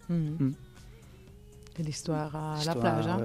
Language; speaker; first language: French; non-native, learner; Spanish